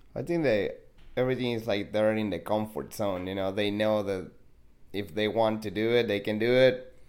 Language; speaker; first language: English; non-native, fluent; Spanish